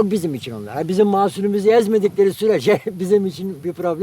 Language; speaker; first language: Turkish; native; Turkish